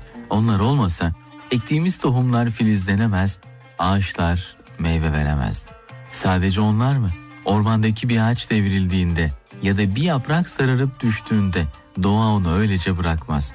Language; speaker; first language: Turkish; native; Turkish